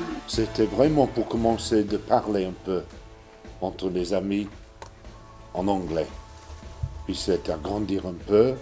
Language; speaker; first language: French; non-native, learner; English